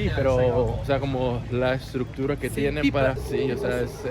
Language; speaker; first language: Spanish; native; Spanish